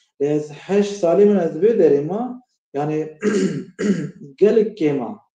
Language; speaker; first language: Kurdish; native; Kurdish